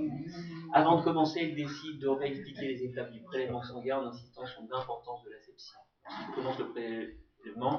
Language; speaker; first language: French; native; French